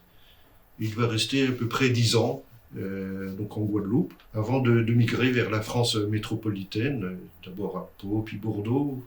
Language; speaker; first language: French; native; French